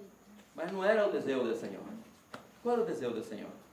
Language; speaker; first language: Spanish; non-native, learner; Portuguese